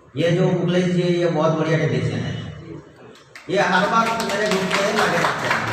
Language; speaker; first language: Hindi; non-native, local second language; Bangla